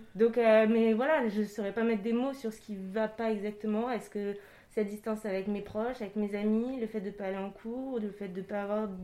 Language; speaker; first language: French; native; French